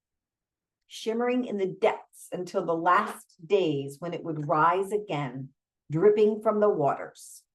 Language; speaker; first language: English; native; English